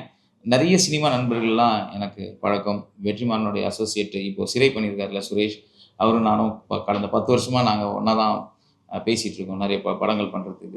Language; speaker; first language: Tamil; native; Tamil